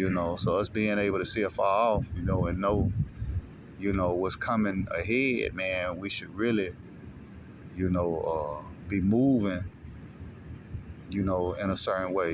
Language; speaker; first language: English; native; English